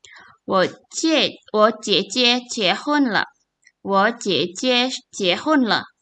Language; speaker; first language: Chinese; non-native, fluent; Indonesian